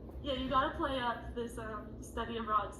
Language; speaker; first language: English; native; English